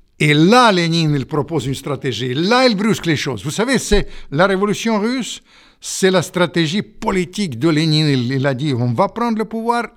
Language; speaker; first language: French; non-native, fluent; Russian